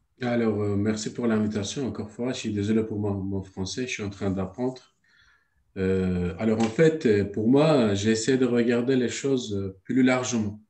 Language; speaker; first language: French; non-native, learner; Turkish